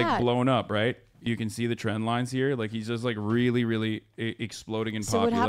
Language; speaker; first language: English; native; English